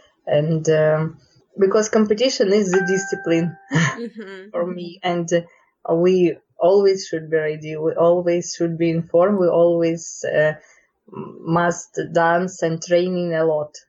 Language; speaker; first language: English; non-native, learner; Russian